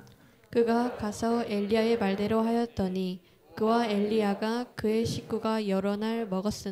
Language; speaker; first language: Korean; native; Korean